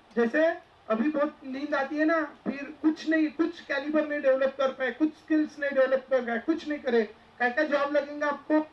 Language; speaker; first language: Hindi; non-native, local second language; Marathi